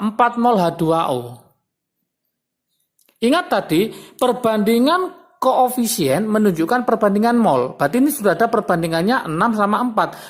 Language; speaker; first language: Indonesian; native; Indonesian